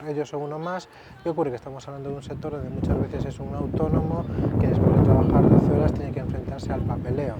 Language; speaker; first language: Spanish; native; Spanish